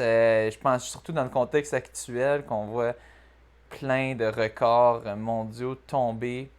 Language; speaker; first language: French; native; French